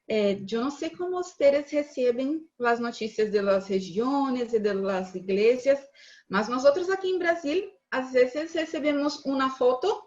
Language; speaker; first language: Spanish; non-native, learner; Portuguese